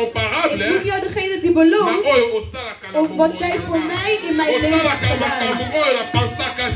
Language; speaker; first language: Dutch; non-native, learner; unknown